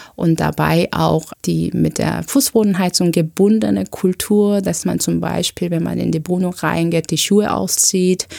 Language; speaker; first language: German; non-native, fluent; Korean